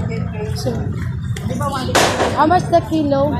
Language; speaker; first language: English; non-native, local second language; Cebuano